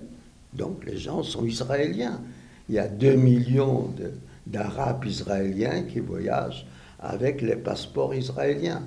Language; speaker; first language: French; non-native, fluent; Yiddish